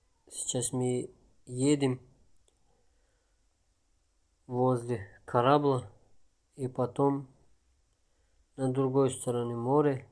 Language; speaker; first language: Russian; non-native, local second language; Tajik